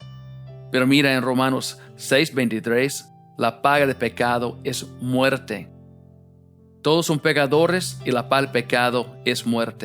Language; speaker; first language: Spanish; non-native, fluent; English